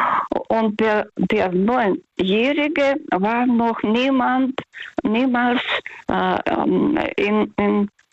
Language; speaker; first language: German; early bilingual, heritage; Russian